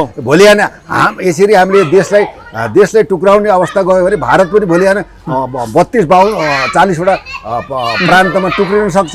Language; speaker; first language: Nepali; native; Nepali